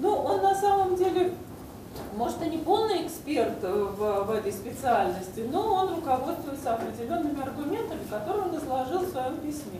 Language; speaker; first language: Russian; native; Russian